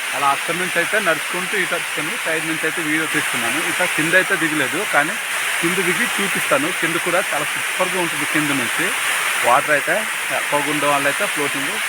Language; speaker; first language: Telugu; non-native, local second language; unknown